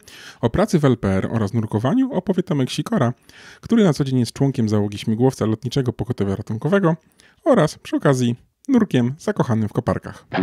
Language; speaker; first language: Polish; native; Polish